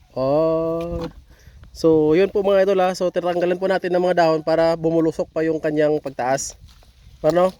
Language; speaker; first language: Filipino; native; Filipino